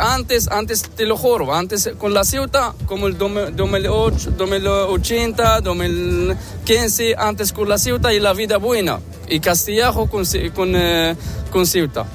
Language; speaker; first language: Spanish; non-native, learner; Arabic